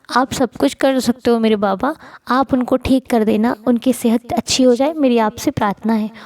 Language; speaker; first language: Hindi; native; Hindi